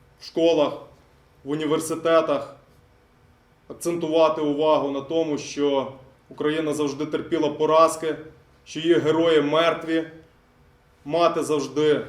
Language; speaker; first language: Ukrainian; native; Ukrainian